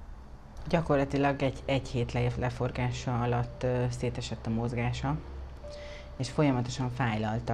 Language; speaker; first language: Hungarian; native; Hungarian